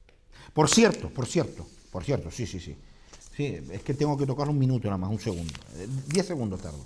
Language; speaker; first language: Spanish; native; Spanish